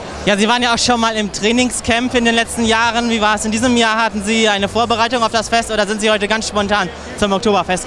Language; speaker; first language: German; native; German